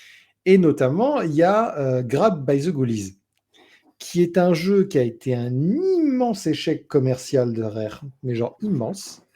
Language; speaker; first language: French; native; French